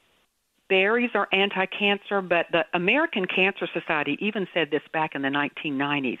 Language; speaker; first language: English; native; English